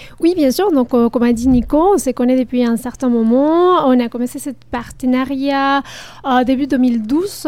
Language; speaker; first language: French; non-native, fluent; Spanish